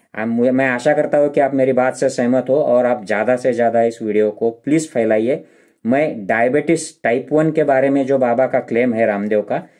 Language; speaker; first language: Hindi; non-native, local second language; Marathi